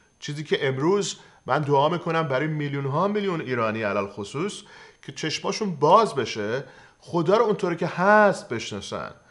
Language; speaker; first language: Persian; native; Persian